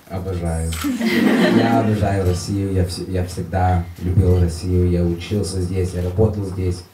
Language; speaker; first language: Russian; non-native, learner; English